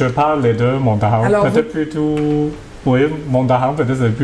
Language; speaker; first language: French; non-native, learner; Cantonese